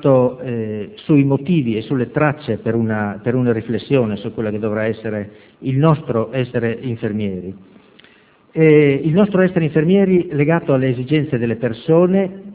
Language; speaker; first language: Italian; native; Italian